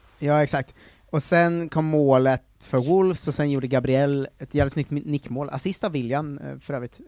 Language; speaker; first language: Swedish; native; Swedish